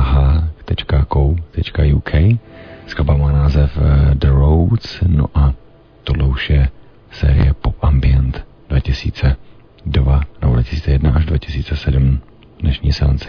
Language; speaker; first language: Czech; native; Czech